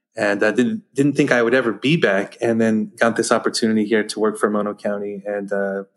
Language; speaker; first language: English; native; English